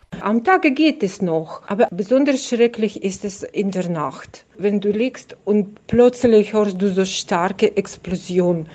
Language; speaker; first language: German; non-native, fluent; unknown